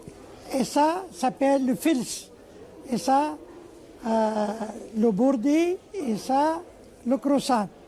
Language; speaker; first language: French; non-native, learner; Arabic